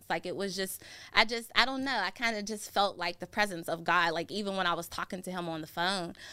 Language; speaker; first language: English; native; English